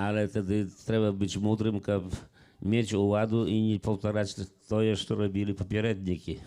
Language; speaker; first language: Polish; non-native, local second language; Belarusian